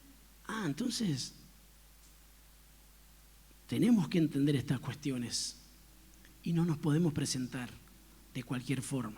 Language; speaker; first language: Spanish; native; Spanish